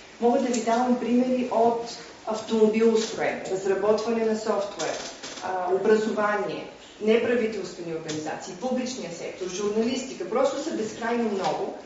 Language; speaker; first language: Bulgarian; native; Bulgarian